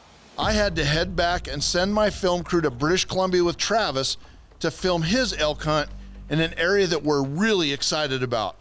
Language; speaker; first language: English; native; English